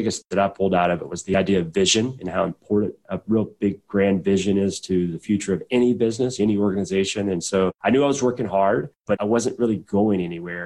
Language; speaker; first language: English; native; English